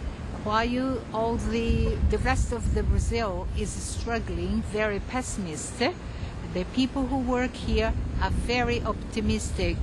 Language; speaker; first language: English; non-native, fluent; Portuguese